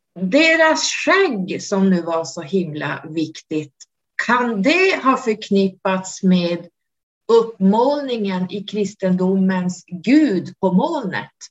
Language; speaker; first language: Swedish; native; Swedish